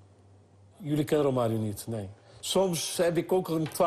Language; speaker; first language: Dutch; non-native, fluent; Portuguese